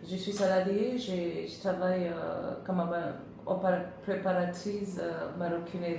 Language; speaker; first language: French; non-native, learner; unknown